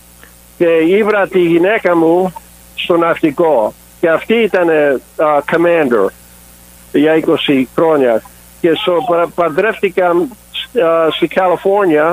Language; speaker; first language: Greek; early bilingual, heritage; English